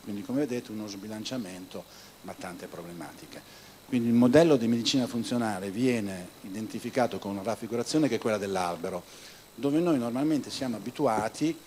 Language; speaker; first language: Italian; native; Italian